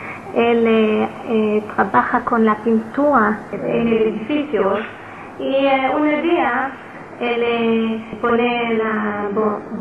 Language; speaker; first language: Spanish; non-native, learner; Hebrew